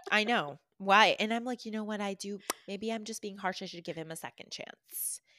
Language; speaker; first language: English; native; English